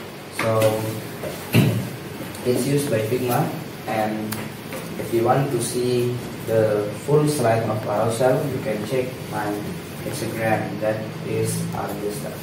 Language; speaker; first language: English; non-native, learner; Indonesian